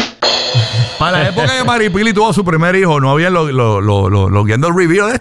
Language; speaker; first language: Spanish; native; Spanish